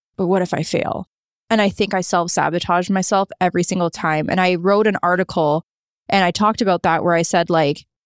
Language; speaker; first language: English; native; English